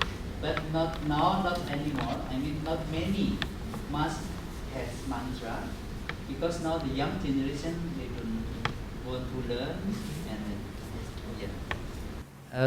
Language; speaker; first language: English; non-native, learner; Indonesian